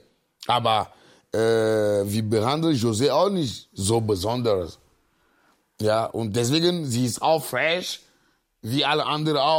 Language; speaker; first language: German; non-native, fluent; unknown